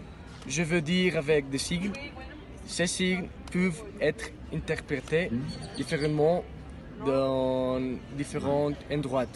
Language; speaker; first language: French; non-native, learner; Spanish